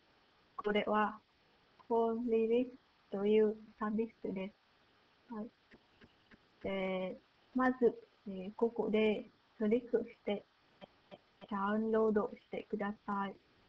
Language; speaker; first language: Japanese; non-native, learner; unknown